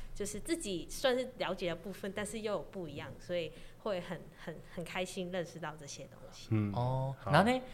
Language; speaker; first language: Chinese; non-native, local second language; Cantonese